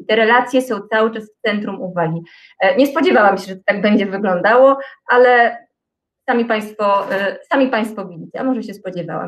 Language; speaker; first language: Polish; native; Polish